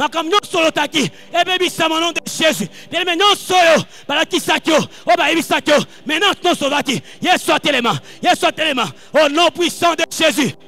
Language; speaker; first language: French; non-native, local second language; Lingala